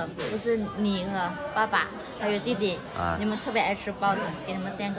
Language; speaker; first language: Chinese; non-native, fluent; Lao